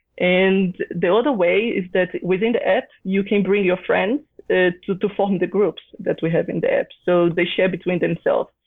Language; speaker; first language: English; non-native, fluent; Portuguese